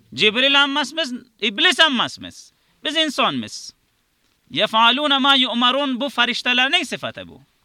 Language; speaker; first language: Uzbek; native; Uzbek